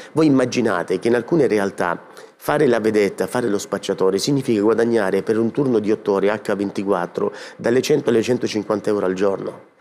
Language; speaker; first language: Italian; native; Italian